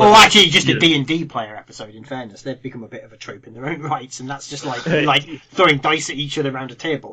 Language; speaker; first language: English; native; English